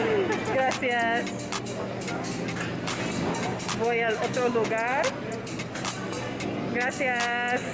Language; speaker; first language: Spanish; non-native, learner; English